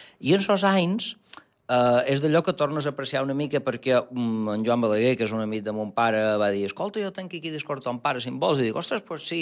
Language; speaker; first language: Catalan; non-native, local second language; Spanish